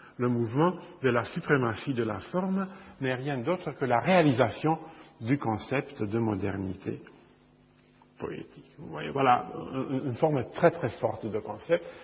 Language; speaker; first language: French; non-native, fluent; Romanian